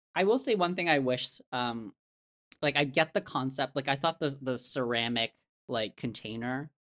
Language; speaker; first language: English; non-native, local second language; Cantonese